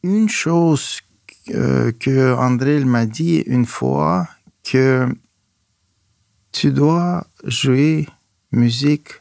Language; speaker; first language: French; non-native, fluent; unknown